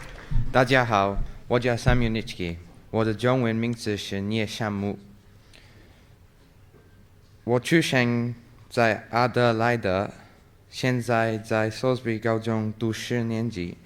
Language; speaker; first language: Chinese; non-native, fluent; English